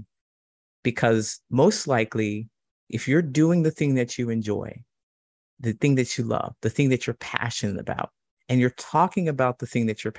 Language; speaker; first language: English; native; English